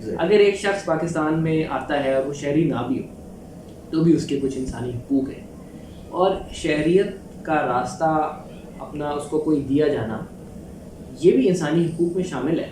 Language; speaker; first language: Urdu; native; Urdu